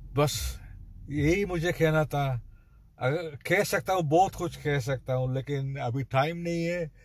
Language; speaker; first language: Hindi; non-native, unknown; Bangla